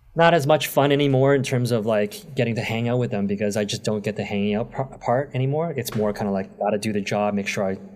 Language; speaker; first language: English; native; English